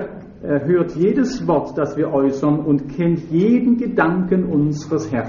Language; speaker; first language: German; native; German